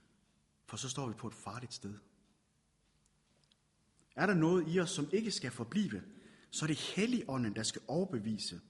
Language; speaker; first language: Danish; native; Danish